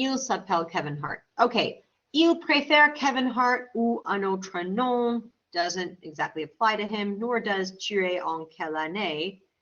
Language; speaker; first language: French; non-native, fluent; English